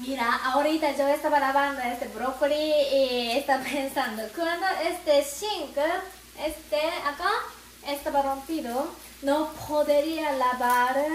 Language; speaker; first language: Spanish; non-native, learner; Japanese